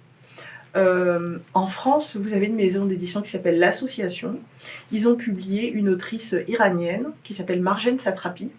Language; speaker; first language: French; native; French